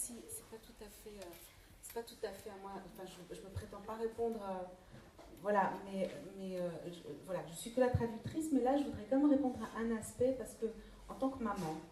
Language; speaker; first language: French; native; French